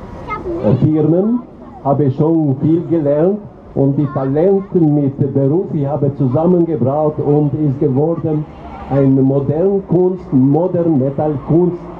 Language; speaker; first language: German; non-native, learner; Albanian